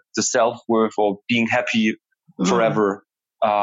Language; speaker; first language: English; non-native, fluent; German